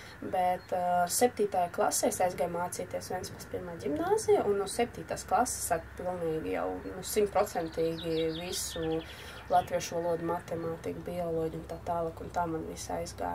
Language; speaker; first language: Latvian; non-native, local second language; Russian